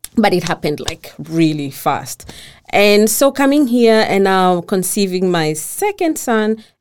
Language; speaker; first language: English; non-native, local second language; Kikuyu